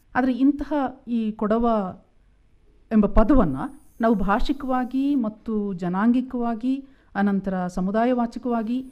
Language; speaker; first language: Kannada; non-native, local second language; Kodava